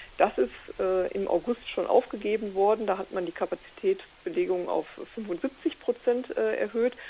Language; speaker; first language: German; native; German